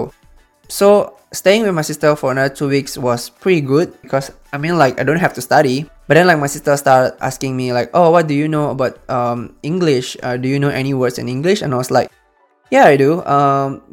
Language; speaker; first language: English; early bilingual, other home language; Indonesian